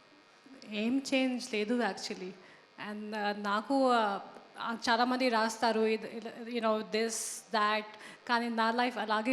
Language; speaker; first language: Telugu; non-native, fluent; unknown